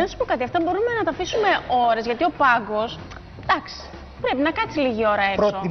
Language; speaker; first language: Greek; native; Greek